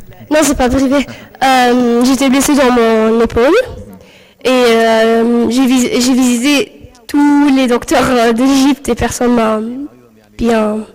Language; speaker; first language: French; non-native, fluent; Arabic